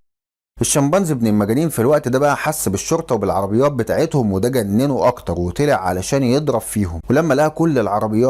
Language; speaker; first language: Arabic; native; Arabic